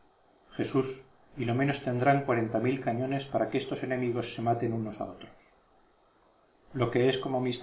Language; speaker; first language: Spanish; native; Spanish